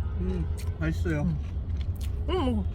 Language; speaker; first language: Korean; non-native, learner; Bangla